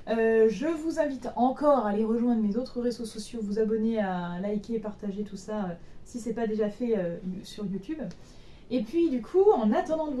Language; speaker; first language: French; native; French